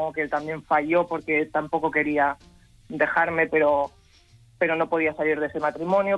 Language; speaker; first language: Spanish; native; Spanish